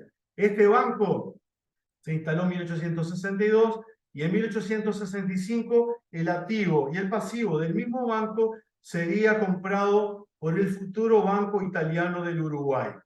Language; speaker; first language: Spanish; native; Spanish